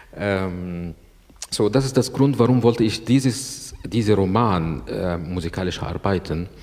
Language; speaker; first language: German; non-native, fluent; Arabic